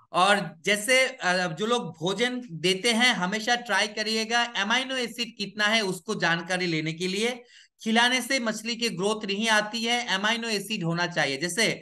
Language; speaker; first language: Hindi; non-native, local second language; Bangla